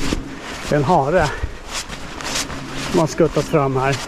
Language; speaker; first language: Swedish; native; Swedish